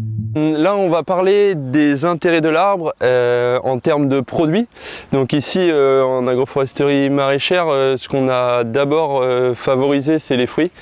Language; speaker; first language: French; native; French